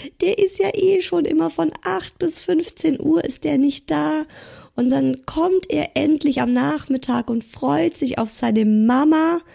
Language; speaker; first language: German; native; German